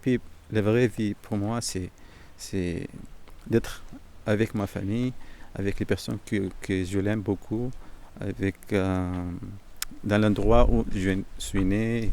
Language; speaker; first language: French; non-native, fluent; Arabic